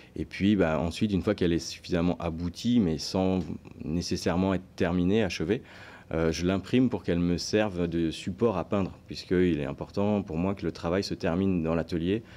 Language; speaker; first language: French; native; French